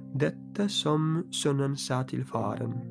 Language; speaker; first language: Norwegian; non-native, fluent; Polish